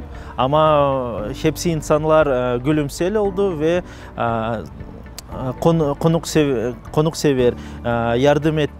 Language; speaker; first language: Turkish; non-native, learner; Kyrgyz